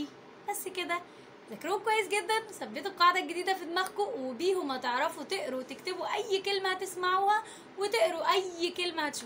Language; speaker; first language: Arabic; native; Arabic